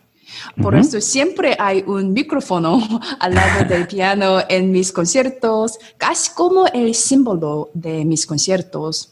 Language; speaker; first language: Spanish; non-native, learner; Korean